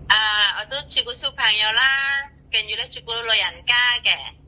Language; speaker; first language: Cantonese; non-native, learner; Indonesian